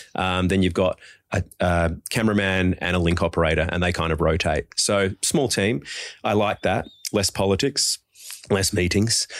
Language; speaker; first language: English; native; English